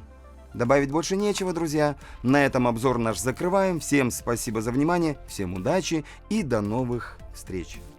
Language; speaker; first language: Russian; native; Russian